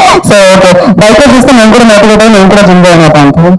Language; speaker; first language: Telugu; native; Telugu